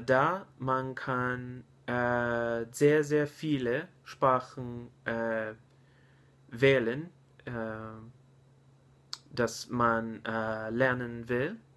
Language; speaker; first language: German; non-native, learner; English